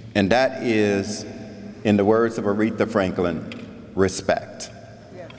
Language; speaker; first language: English; native; English